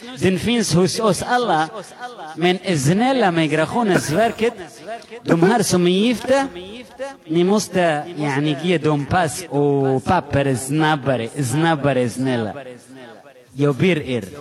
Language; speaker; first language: Swedish; non-native, fluent; Arabic